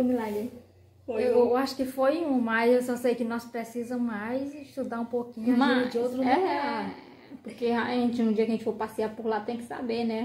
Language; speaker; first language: Portuguese; native; Portuguese